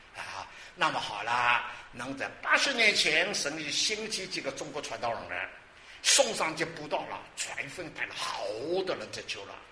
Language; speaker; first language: Chinese; non-native, local second language; Wu Chinese